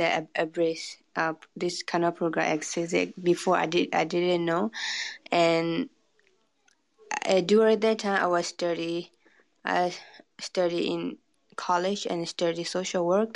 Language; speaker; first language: English; non-native, fluent; Burmese